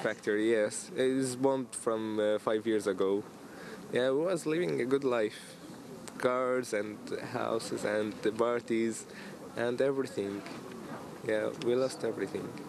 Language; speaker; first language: English; non-native, fluent; Arabic